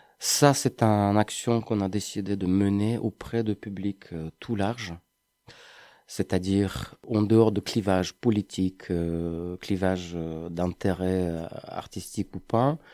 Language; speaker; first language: French; non-native, fluent; Ukrainian